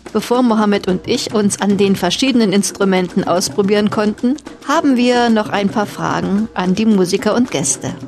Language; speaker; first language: German; native; German